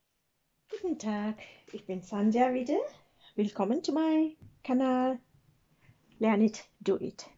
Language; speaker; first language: German; non-native, learner; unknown